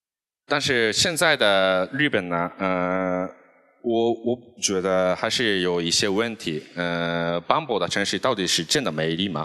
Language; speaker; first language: Chinese; non-native, fluent; Japanese